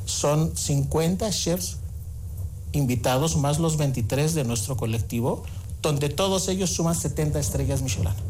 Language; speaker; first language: Spanish; non-native, fluent; Greek